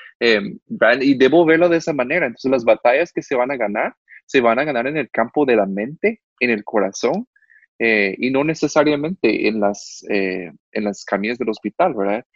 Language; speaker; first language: Spanish; non-native, fluent; English